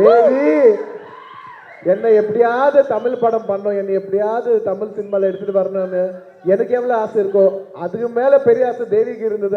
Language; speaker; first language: Tamil; non-native, local second language; Telugu